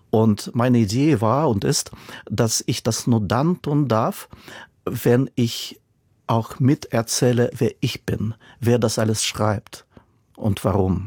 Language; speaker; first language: German; non-native, fluent; Russian